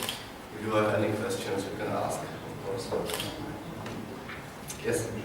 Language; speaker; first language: English; non-native, learner; Czech